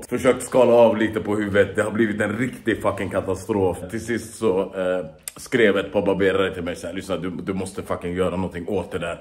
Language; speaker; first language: Swedish; native; Swedish